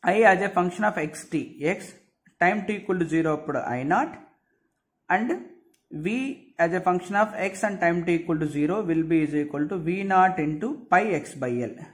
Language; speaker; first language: English; non-native, local second language; Telugu